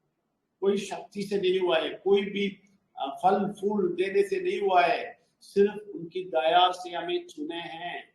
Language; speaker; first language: Hindi; non-native, local second language; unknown